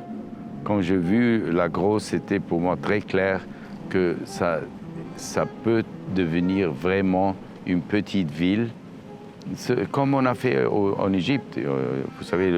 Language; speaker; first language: French; non-native, fluent; Arabic